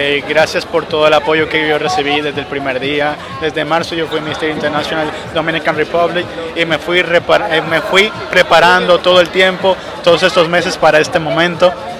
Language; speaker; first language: Spanish; native; Spanish